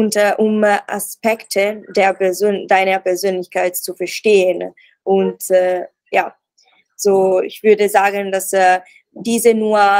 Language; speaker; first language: German; non-native, learner; Italian